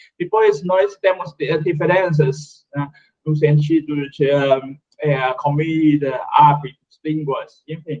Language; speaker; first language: Portuguese; non-native, fluent; Chinese